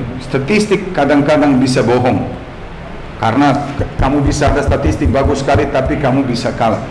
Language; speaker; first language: Indonesian; non-native, fluent; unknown